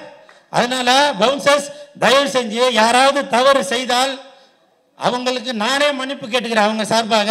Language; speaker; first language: Tamil; native; Tamil